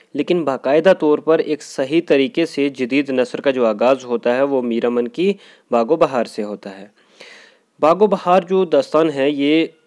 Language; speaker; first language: Urdu; non-native, local second language; Kashmiri